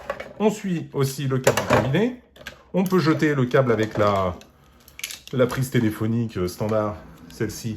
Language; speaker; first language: French; native; French